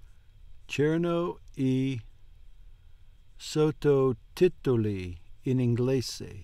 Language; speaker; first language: Italian; non-native, learner; English